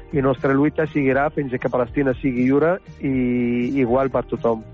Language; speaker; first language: Catalan; non-native, learner; Arabic